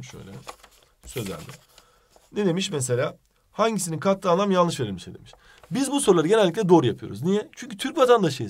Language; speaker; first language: Turkish; native; Turkish